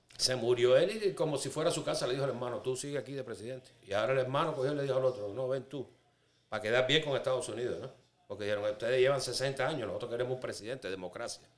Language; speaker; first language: Spanish; native; Spanish